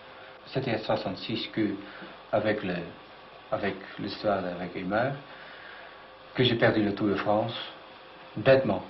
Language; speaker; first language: French; non-native, fluent; Dutch